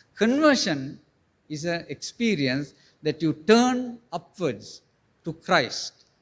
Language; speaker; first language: English; non-native, local second language; Sinhala